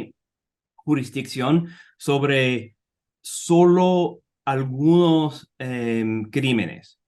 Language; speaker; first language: Spanish; non-native, fluent; English